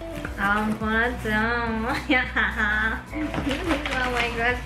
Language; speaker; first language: English; non-native, local second language; Filipino